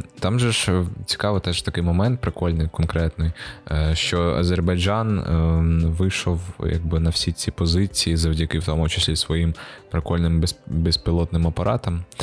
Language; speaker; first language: Ukrainian; native; Ukrainian